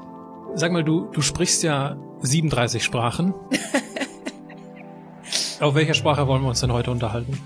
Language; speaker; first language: German; native; German